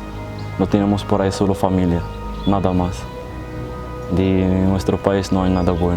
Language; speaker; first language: Spanish; non-native, learner; Arabic